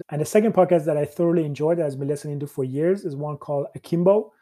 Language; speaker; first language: English; early bilingual, other home language; Persian